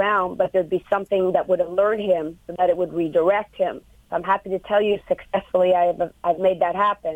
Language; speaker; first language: English; native; English